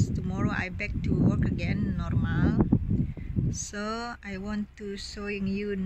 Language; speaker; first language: English; non-native, learner; Indonesian